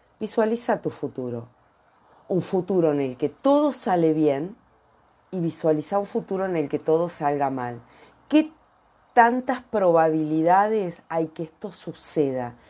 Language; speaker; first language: Spanish; native; Spanish